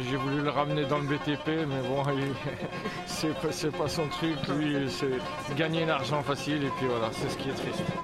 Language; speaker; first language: French; native; French